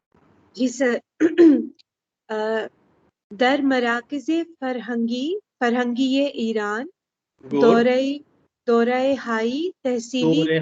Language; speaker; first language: Persian; non-native, learner; Urdu